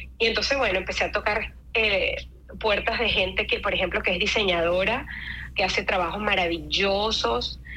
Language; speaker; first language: Spanish; native; Spanish